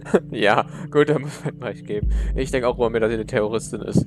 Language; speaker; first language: German; native; German